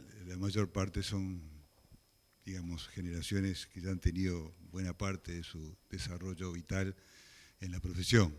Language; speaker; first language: Spanish; native; Spanish